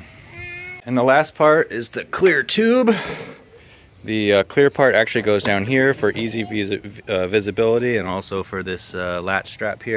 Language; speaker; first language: English; native; English